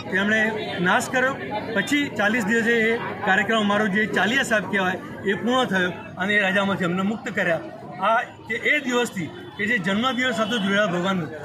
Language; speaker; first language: Gujarati; non-native, local second language; Sindhi